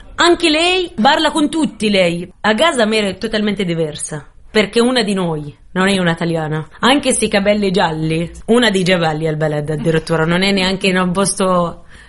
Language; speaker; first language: Italian; non-native, fluent; Arabic